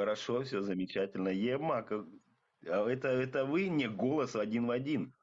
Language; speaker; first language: Russian; native; Russian